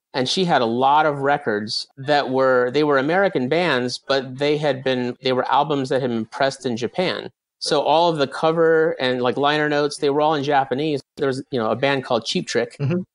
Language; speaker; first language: English; native; English